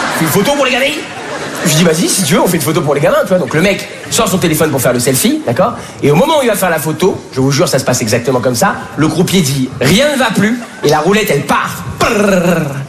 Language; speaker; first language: French; native; French